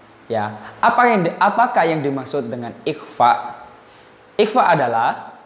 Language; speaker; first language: Indonesian; native; Indonesian